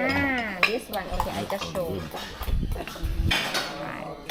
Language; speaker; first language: English; non-native, learner; Thai